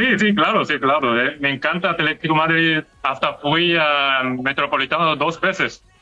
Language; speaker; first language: Spanish; non-native, learner; Korean